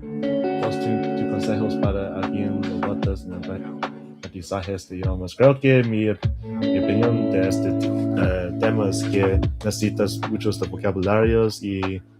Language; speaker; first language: Spanish; non-native, learner; English